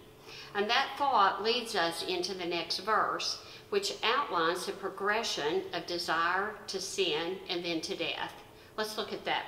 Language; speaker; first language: English; native; English